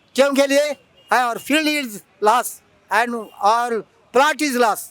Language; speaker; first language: Hindi; non-native, local second language; Telugu